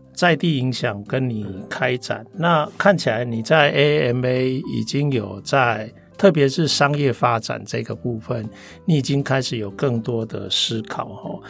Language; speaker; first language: Chinese; non-native, local second language; Min Nan Chinese